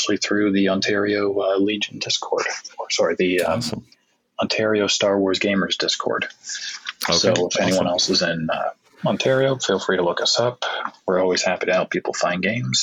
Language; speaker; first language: English; native; English